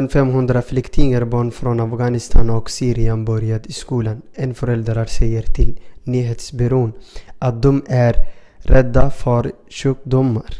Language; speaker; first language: Swedish; non-native, learner; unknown